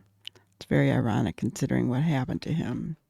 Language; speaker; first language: English; native; English